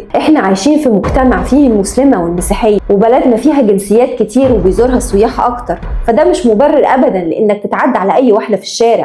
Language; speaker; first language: Arabic; native; Arabic